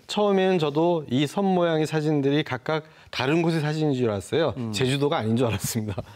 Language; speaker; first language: Korean; native; Korean